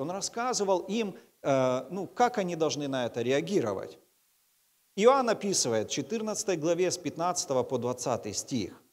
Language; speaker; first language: Russian; native; Russian